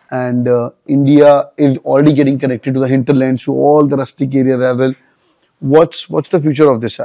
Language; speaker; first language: English; non-native, local second language; Punjabi